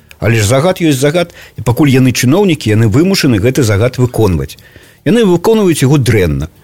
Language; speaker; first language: Belarusian; native; Belarusian